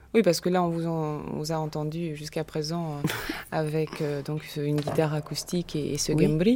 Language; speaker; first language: French; native; French